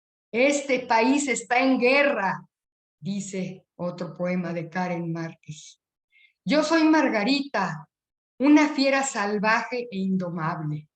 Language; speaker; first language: Spanish; native; Spanish